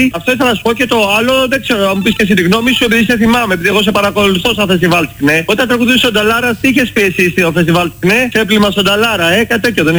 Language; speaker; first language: Greek; native; Greek